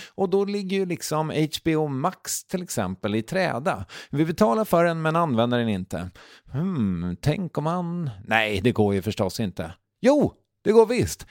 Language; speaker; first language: Swedish; native; Swedish